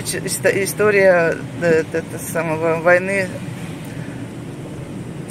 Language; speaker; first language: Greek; non-native, learner; Russian